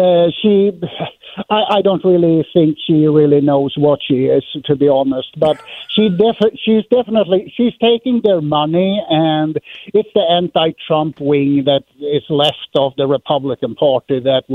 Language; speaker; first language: English; non-native, fluent; Swedish